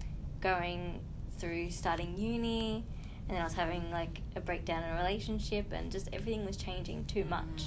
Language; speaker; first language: English; native; English